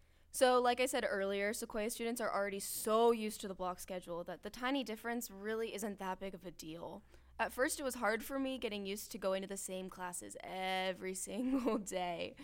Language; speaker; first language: English; native; English